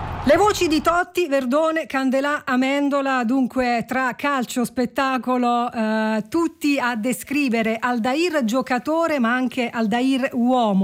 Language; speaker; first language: Italian; native; Italian